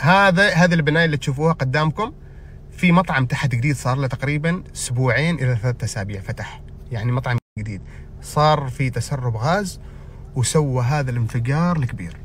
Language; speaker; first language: Arabic; native; Arabic